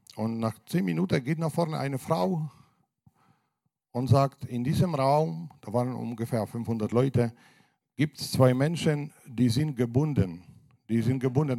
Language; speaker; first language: German; non-native, fluent; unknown